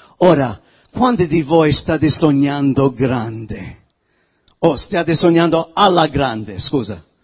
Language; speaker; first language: Italian; early bilingual, heritage; Italian